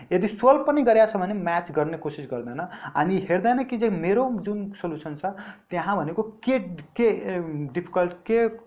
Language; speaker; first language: Nepali; non-native, local second language; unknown